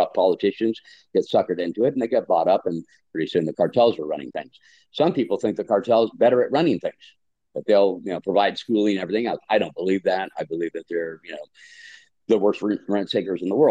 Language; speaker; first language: English; native; English